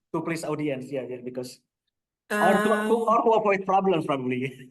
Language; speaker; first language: English; non-native, local second language; Indonesian